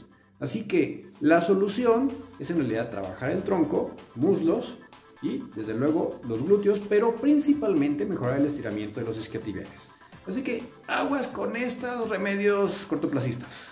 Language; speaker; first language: Spanish; native; Spanish